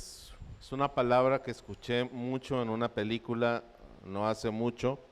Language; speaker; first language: Spanish; native; Spanish